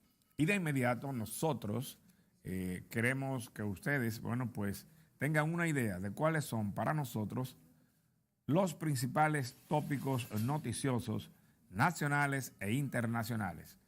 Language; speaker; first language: Spanish; native; Spanish